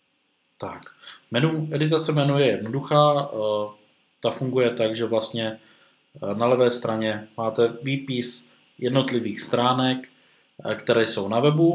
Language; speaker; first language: Czech; native; Czech